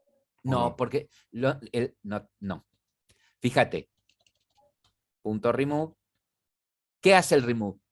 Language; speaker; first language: Spanish; native; Spanish